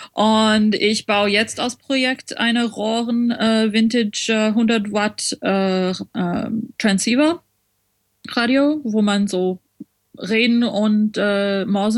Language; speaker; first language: German; non-native, learner; French